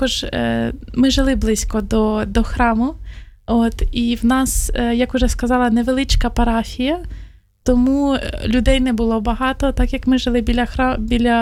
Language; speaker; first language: Ukrainian; native; Ukrainian